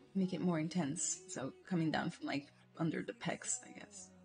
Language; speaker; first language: English; non-native, fluent; Portuguese